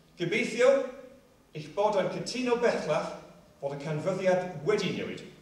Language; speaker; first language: Welsh; non-native, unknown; English